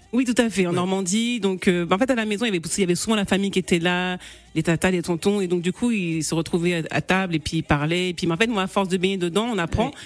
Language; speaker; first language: French; native; French